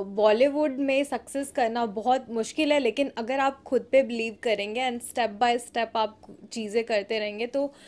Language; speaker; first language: Hindi; native; Hindi